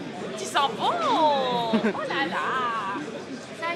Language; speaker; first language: French; native; French